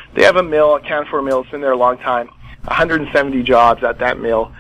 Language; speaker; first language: English; native; English